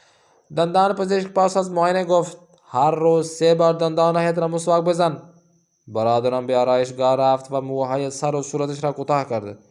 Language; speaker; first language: Persian; non-native, fluent; Urdu